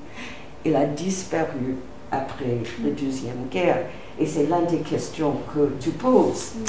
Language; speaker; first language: French; non-native, fluent; English